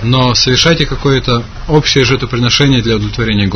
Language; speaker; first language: Russian; native; Russian